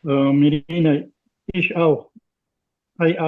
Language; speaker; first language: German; non-native, learner; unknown